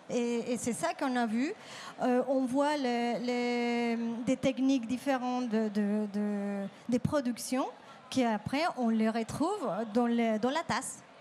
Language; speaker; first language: French; non-native, fluent; Spanish